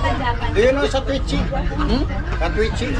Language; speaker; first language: English; non-native, local second language; Filipino